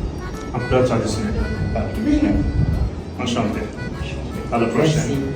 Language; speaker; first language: French; non-native, learner; Hindi